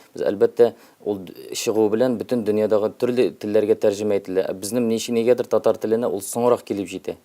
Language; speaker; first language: Tatar; early bilingual, heritage; Tatar